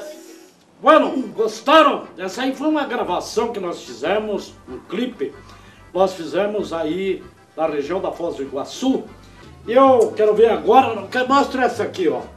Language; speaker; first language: Portuguese; native; Portuguese